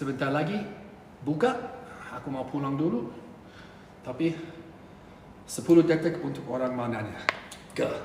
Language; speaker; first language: Indonesian; non-native, fluent; English